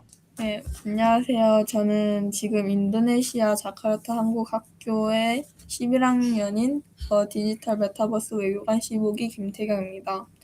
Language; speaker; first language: Korean; early bilingual, heritage; Korean